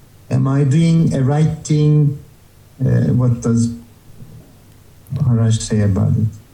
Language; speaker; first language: English; non-native, fluent; Turkish